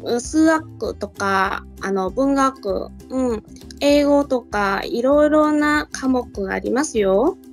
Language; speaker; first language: Japanese; non-native, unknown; Vietnamese